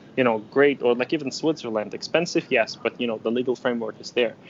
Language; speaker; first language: English; non-native, fluent; Ukrainian